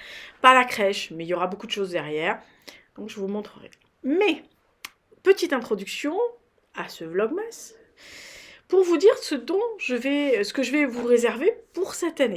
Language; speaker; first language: French; native; French